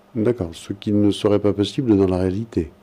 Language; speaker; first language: French; native; French